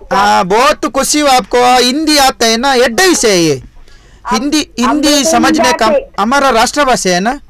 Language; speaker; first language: Hindi; non-native, local second language; Tulu